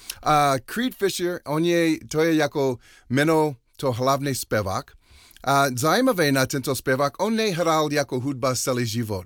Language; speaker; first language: Czech; non-native, learner; English